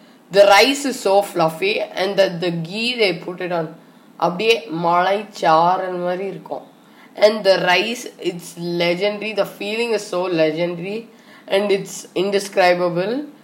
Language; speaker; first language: English; non-native, local second language; Tamil